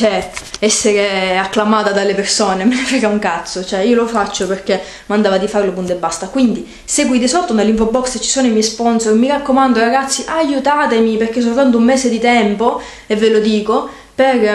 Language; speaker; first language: Italian; native; Italian